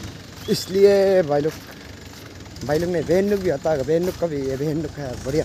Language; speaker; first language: Hindi; non-native, local second language; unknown